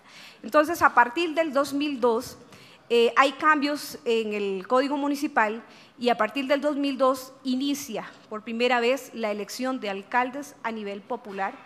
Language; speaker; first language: Spanish; native; Spanish